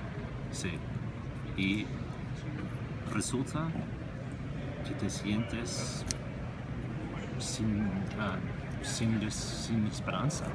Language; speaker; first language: Spanish; non-native, fluent; English